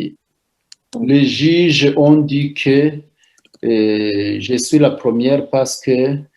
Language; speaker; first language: French; non-native, local second language; Rundi